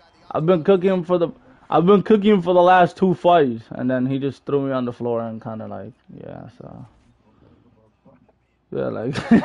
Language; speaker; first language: English; early bilingual, other home language; Spanish